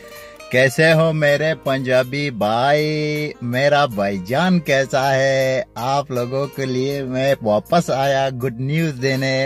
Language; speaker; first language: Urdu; non-native, fluent; Pashto